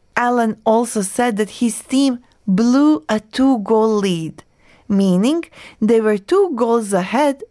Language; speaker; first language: English; non-native, fluent; Croatian